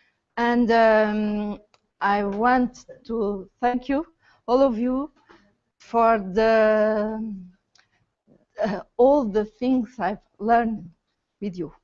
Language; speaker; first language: English; non-native, learner; Portuguese